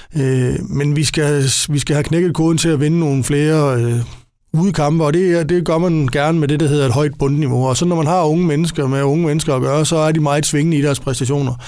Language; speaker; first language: Danish; native; Danish